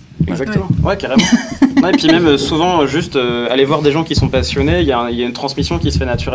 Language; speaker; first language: French; native; French